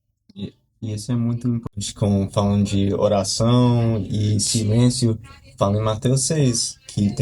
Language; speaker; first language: Portuguese; early bilingual, heritage; Portuguese